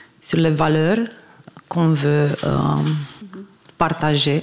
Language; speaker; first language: French; non-native, fluent; Romanian